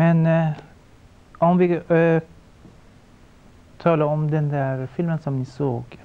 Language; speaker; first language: Swedish; non-native, fluent; Persian